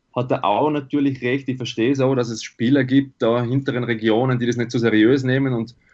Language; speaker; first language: German; native; German